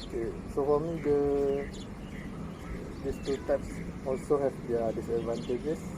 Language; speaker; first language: English; non-native, local second language; Malay